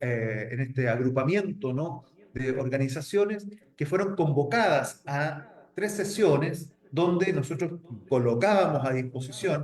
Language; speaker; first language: Spanish; native; Spanish